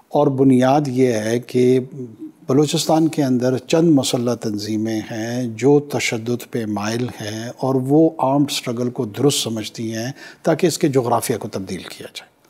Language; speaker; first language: Urdu; non-native, local second language; Pashto